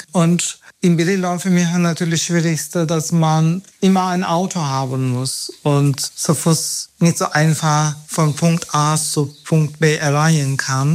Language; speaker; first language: German; non-native, learner; Turkish